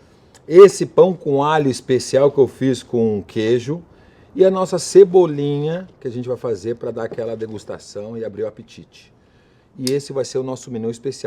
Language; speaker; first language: Portuguese; native; Portuguese